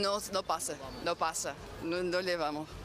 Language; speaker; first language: Spanish; non-native, fluent; Portuguese